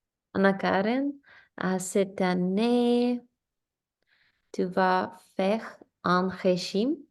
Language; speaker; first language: French; non-native, learner; Spanish